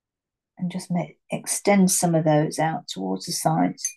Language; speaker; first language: English; native; English